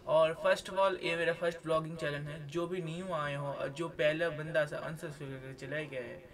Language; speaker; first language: Hindi; non-native, local second language; Bangla